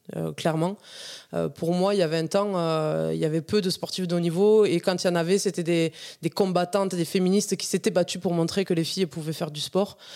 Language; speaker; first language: French; native; French